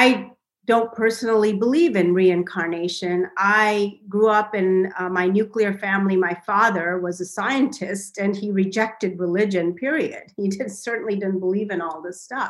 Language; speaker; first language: English; non-native, local second language; Bangla